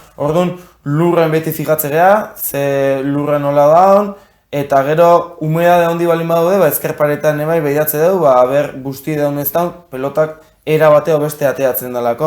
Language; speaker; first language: Basque; native; Basque